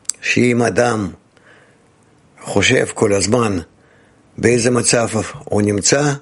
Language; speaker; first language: Hebrew; non-native, fluent; Russian